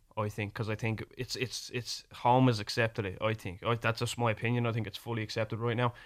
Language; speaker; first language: English; native; English